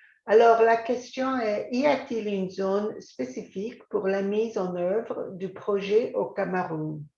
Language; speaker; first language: French; non-native, fluent; English